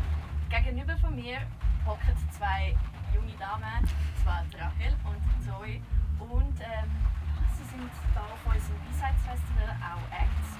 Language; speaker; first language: German; native; German